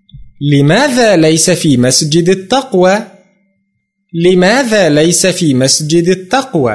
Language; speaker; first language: Arabic; non-native, fluent; Indonesian